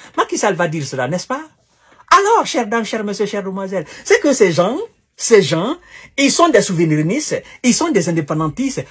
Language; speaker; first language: French; non-native, local second language; Wolof